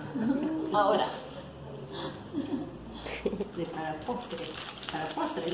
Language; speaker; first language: Spanish; native; Spanish